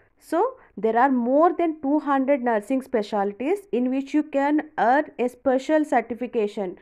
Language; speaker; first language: English; non-native, local second language; Telugu